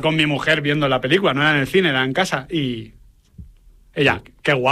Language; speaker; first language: Spanish; native; Spanish